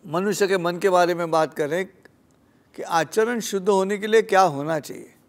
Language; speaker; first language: Hindi; non-native, local second language; Marathi